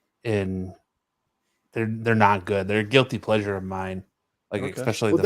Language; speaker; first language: English; native; English